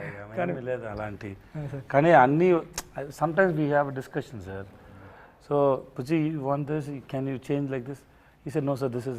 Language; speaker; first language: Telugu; non-native, learner; Tamil